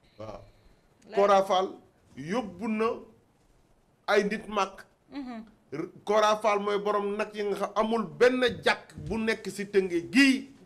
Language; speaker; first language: Wolof; native; Wolof